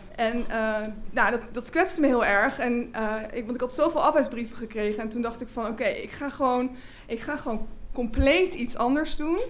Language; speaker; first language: Dutch; native; Dutch